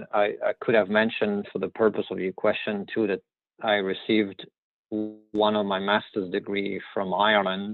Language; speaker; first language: English; non-native, fluent; French